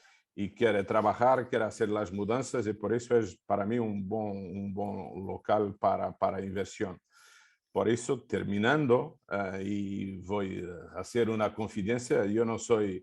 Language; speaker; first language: Spanish; non-native, fluent; Portuguese